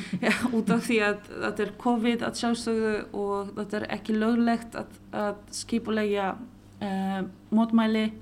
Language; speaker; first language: Icelandic; non-native, local second language; Polish